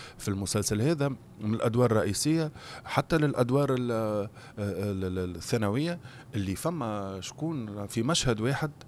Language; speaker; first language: Arabic; native; Arabic